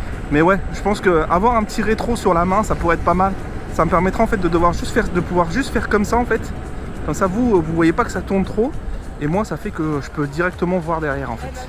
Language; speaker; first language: French; native; French